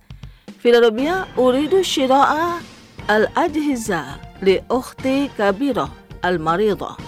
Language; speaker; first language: Arabic; non-native, fluent; Indonesian